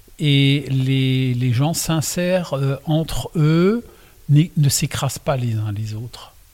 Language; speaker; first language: French; non-native, local second language; Swiss German